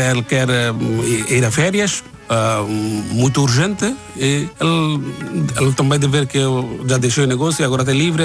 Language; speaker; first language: Portuguese; non-native, learner; Bangla